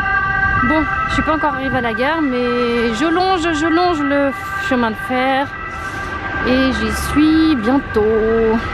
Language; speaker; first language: French; native; French